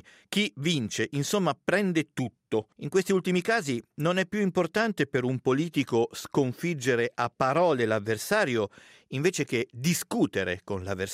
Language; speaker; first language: Italian; native; Italian